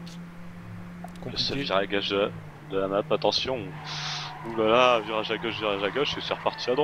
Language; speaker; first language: French; native; French